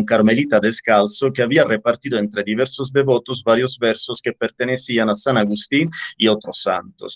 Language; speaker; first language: Spanish; native; Spanish